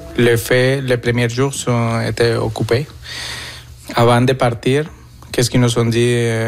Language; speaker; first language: French; non-native, fluent; Spanish